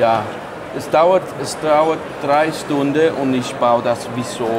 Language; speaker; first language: German; non-native, fluent; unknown